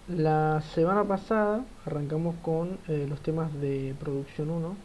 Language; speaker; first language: Spanish; native; Spanish